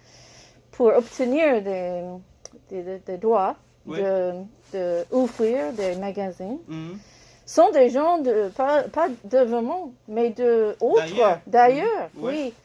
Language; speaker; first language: French; non-native, learner; English